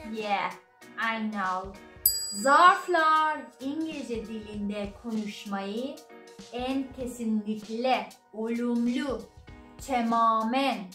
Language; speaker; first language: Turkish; non-native, learner; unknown